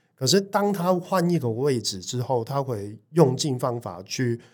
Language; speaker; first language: Chinese; non-native, local second language; Cantonese